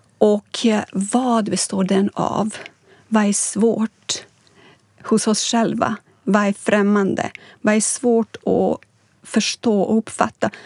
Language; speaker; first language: Swedish; non-native, fluent; Bosnian